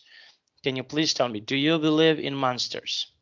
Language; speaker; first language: English; non-native, fluent; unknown